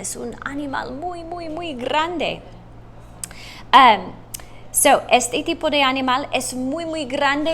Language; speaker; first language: Spanish; non-native, fluent; English